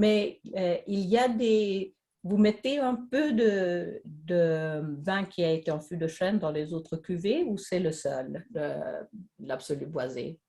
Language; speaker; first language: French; non-native, fluent; Swedish